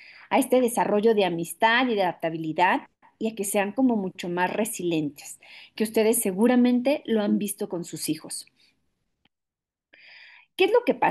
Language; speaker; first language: Spanish; native; Spanish